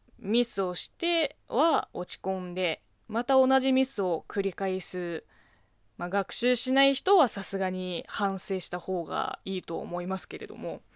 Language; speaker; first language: Japanese; non-native, fluent; Chinese